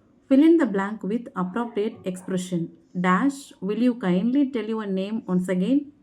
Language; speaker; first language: English; non-native, local second language; Tamil